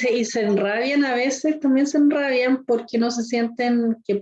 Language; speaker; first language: Spanish; native; Spanish